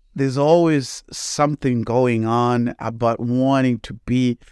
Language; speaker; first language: English; non-native, local second language; Shona